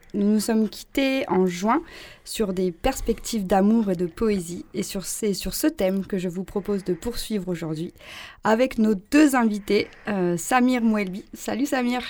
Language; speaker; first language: French; native; French